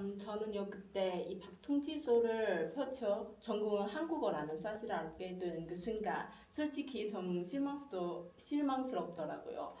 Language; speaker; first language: Korean; non-native, fluent; Chinese